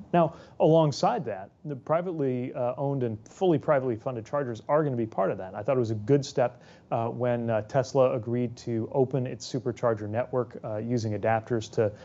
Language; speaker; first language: English; native; English